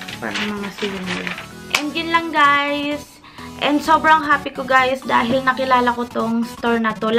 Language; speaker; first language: Filipino; native; Filipino